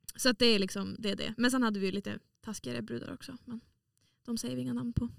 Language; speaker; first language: Swedish; native; Swedish